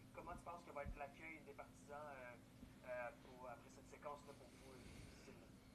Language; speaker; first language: French; native; French